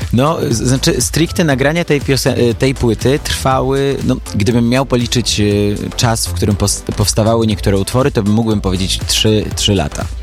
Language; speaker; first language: Polish; early bilingual, other home language; Armenian